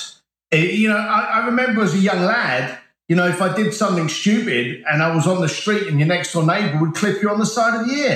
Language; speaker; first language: English; native; English